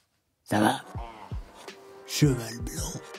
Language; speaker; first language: French; native; French